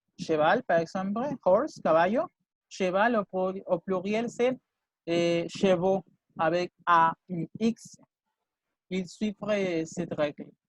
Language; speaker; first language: French; non-native, fluent; Spanish